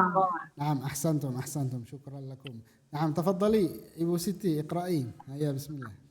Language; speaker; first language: Arabic; non-native, fluent; Indonesian